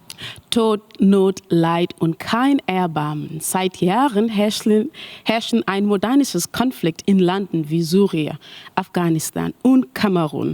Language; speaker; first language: German; non-native, learner; Mandingo